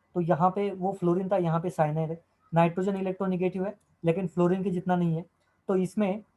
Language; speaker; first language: Hindi; non-native, local second language; Marathi